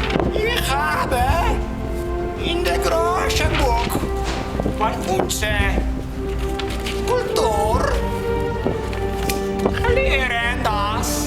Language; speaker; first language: German; non-native, learner; Hebrew